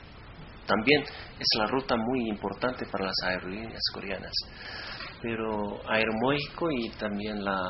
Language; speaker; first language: Spanish; non-native, fluent; Korean